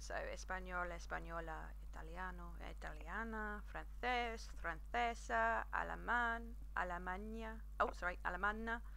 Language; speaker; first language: Spanish; non-native, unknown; English